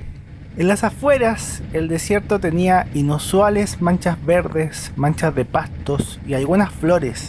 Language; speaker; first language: Spanish; native; Spanish